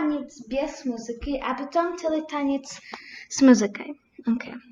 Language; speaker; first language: Russian; early bilingual, heritage; Russian